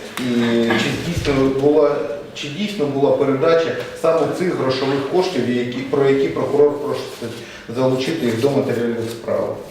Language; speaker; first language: Ukrainian; non-native, local second language; Russian